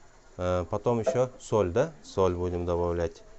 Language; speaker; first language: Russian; non-native, local second language; Kyrgyz